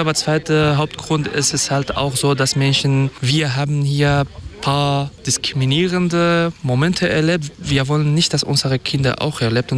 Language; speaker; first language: German; non-native, fluent; Kurdish